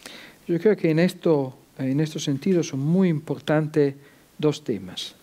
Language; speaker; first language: Spanish; non-native, fluent; Italian